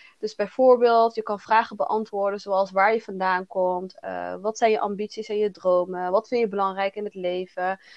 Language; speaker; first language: Dutch; early bilingual, other home language; Somali